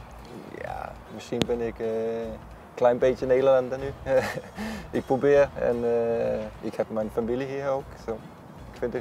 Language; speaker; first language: Dutch; non-native, learner; Danish